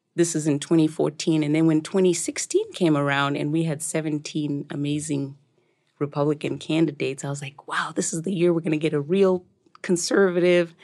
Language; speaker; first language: English; non-native, local second language; Shona